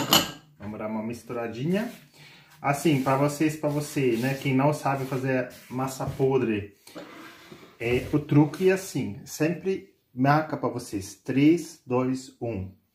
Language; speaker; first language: Portuguese; non-native, fluent; German